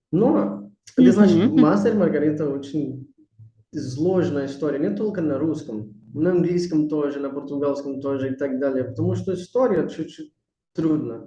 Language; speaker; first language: Russian; non-native, learner; Portuguese